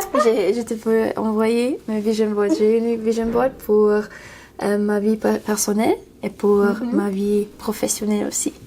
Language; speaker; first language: French; non-native, learner; English